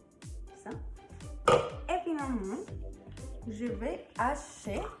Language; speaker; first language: French; non-native, learner; Spanish